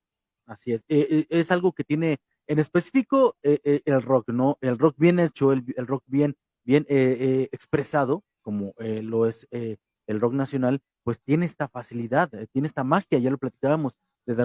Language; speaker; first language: Spanish; native; Spanish